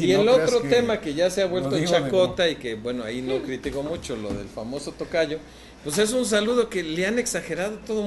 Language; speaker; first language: Spanish; native; Spanish